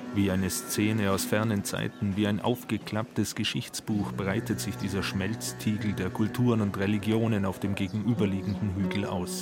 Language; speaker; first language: German; native; German